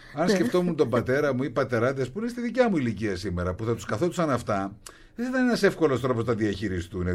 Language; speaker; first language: Greek; native; Greek